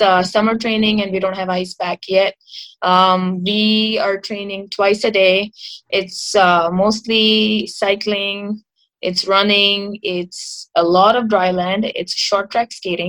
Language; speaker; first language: English; non-native, local second language; Marathi